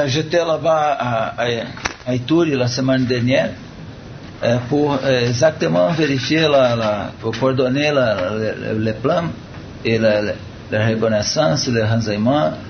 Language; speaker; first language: French; non-native, learner; Portuguese